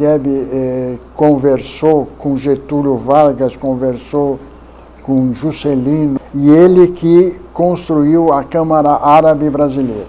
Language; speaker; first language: Portuguese; early bilingual, other home language; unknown